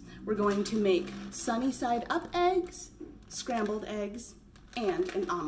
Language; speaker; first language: English; native; English